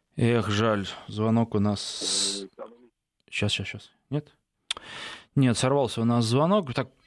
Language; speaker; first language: Russian; native; Russian